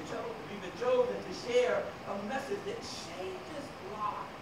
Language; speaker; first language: English; native; English